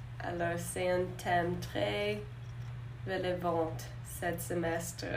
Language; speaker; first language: French; non-native, learner; English